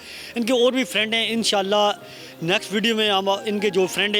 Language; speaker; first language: Urdu; native; Urdu